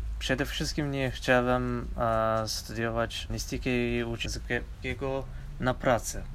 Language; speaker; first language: Polish; non-native, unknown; Turkish